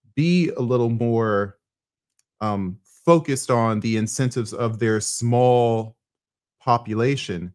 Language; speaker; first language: English; native; English